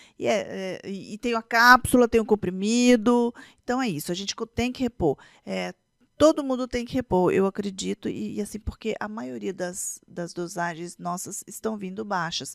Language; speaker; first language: Portuguese; native; Portuguese